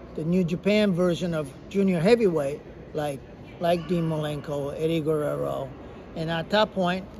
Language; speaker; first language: English; non-native, fluent; Japanese